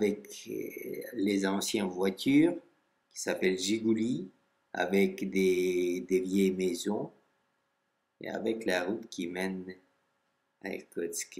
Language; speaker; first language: French; non-native, fluent; Russian